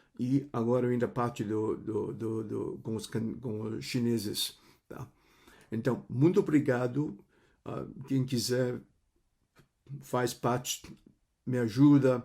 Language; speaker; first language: Portuguese; non-native, fluent; Cantonese